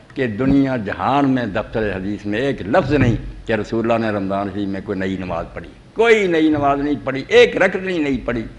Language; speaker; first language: Urdu; non-native, local second language; Punjabi